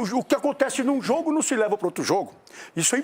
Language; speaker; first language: Portuguese; native; Portuguese